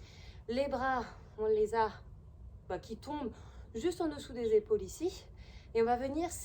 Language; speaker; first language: French; native; French